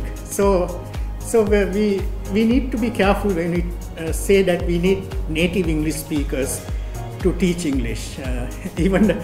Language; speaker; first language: English; non-native, local second language; Sinhala